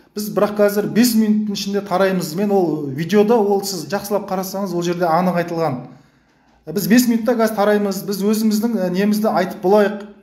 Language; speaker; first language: Kazakh; native; Kazakh